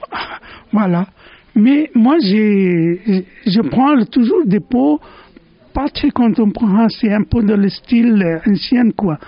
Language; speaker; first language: French; non-native, fluent; Bangla